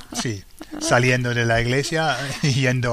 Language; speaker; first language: Spanish; non-native, fluent; English